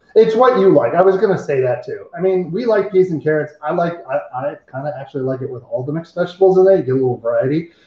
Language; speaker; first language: English; native; English